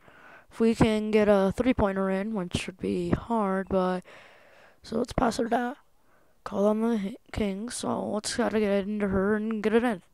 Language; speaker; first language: English; native; English